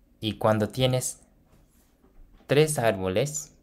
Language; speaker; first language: Spanish; non-native, fluent; Japanese